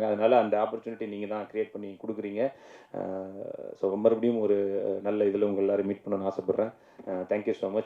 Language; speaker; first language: Tamil; native; Tamil